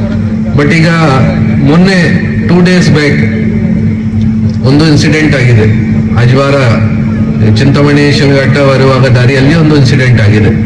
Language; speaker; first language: Kannada; non-native, local second language; Hindi